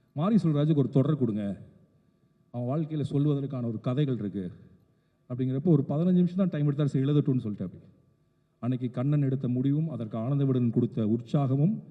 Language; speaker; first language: Tamil; native; Tamil